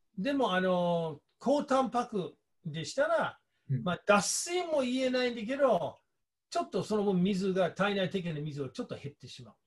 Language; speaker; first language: Japanese; non-native, fluent; English